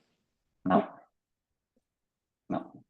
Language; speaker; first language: French; native; French